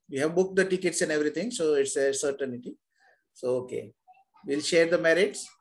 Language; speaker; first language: English; non-native, local second language; Hindi